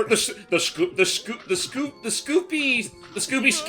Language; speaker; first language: English; native; English